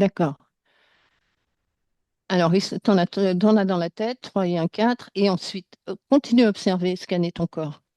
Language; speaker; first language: French; native; French